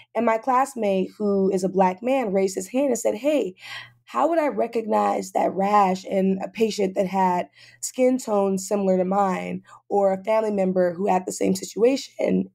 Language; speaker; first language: English; native; English